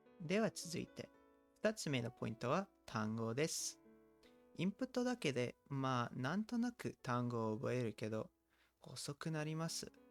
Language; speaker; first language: Japanese; non-native, learner; English